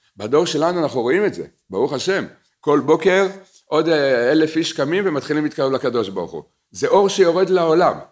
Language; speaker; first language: Hebrew; native; Hebrew